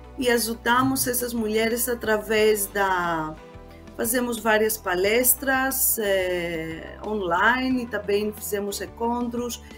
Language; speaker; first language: Portuguese; non-native, fluent; Greek